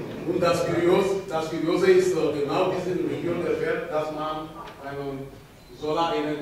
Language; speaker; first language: German; non-native, fluent; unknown